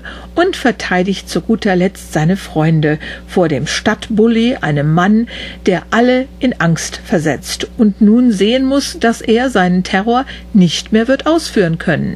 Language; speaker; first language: German; native; German